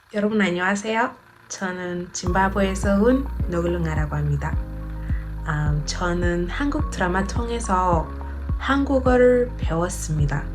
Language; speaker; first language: Korean; non-native, learner; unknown